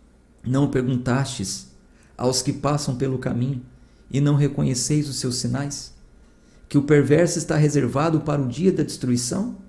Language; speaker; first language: Portuguese; native; Portuguese